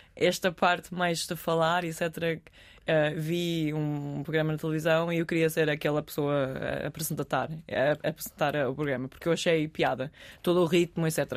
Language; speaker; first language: Portuguese; early bilingual, other home language; Danish